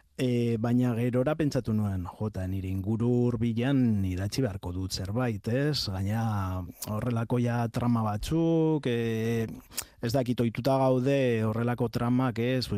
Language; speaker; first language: Basque; non-native, local second language; Spanish